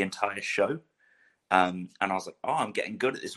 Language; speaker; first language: English; native; English